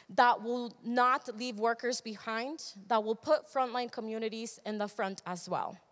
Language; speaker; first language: English; early bilingual, other home language; Spanish